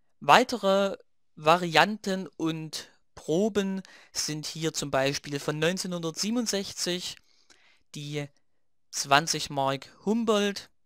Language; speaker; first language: German; native; German